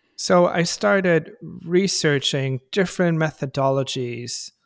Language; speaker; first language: English; non-native, fluent; German